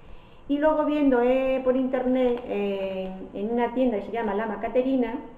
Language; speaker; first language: Spanish; native; Spanish